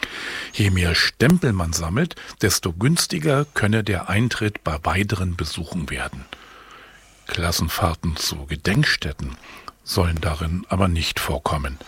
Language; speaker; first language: German; native; German